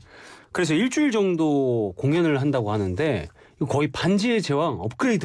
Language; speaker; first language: Korean; native; Korean